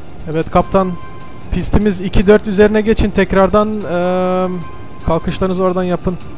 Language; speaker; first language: Turkish; early bilingual, heritage; Turkish